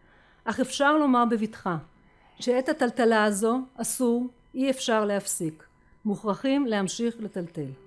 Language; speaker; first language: Hebrew; native; Hebrew